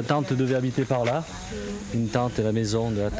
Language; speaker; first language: French; early bilingual, other home language; Korean